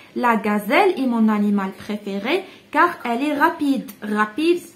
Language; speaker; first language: French; non-native, local second language; Arabic